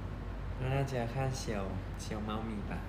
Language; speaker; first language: Chinese; non-native, learner; Thai